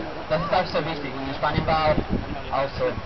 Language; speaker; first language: German; non-native, learner; Spanish